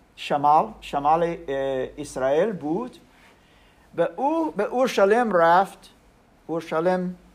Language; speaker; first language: Persian; non-native, learner; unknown